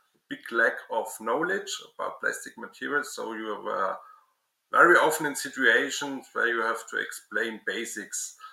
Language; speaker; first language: English; non-native, learner; German